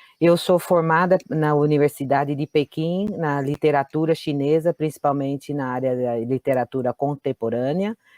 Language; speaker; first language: Portuguese; non-native, fluent; Chinese